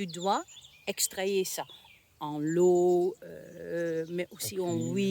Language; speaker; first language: French; non-native, learner; Dutch